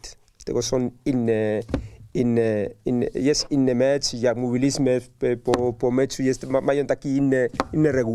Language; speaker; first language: Polish; non-native, learner; Spanish